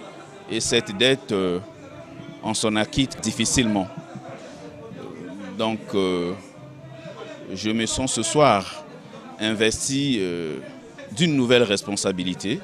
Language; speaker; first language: French; non-native, local second language; Lingala